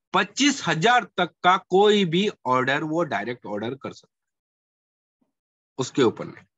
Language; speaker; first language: Hindi; non-native, local second language; Marathi